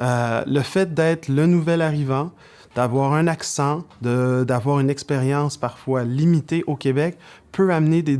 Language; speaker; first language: French; native; French